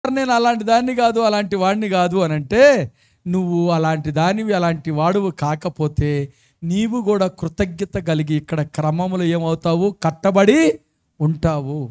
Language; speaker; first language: Telugu; early bilingual, other home language; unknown